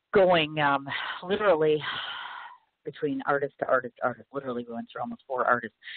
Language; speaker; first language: English; native; English